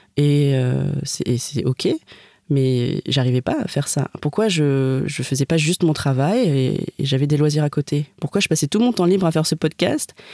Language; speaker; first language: French; native; French